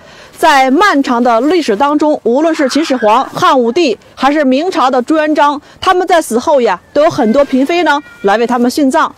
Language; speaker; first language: Chinese; native; Chinese